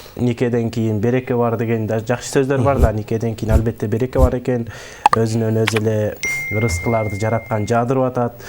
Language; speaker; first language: Kyrgyz; early bilingual, heritage; Kyrgyz